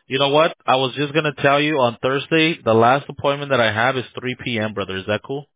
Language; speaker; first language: English; early bilingual, other home language; Spanish